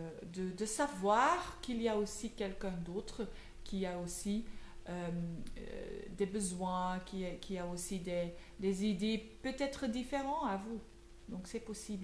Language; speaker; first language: French; non-native, local second language; Dutch